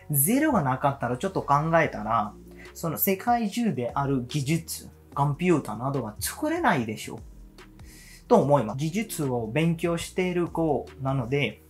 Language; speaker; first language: Japanese; non-native, learner; Hindi